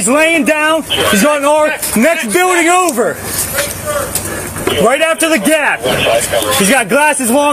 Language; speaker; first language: English; native; English